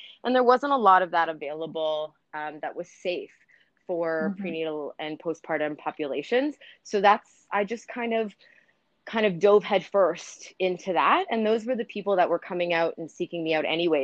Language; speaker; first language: English; native; English